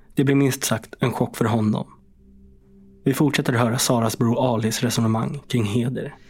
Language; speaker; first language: Swedish; native; Swedish